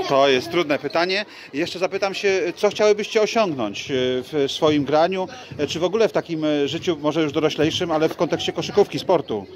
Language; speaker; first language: Polish; native; Polish